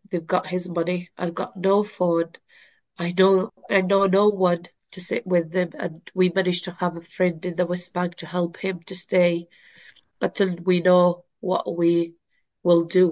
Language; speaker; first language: English; non-native, fluent; Arabic